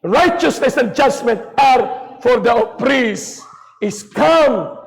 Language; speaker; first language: English; non-native, local second language; Filipino